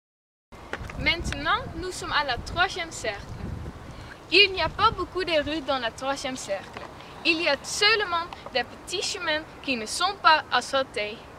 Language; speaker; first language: French; non-native, learner; Dutch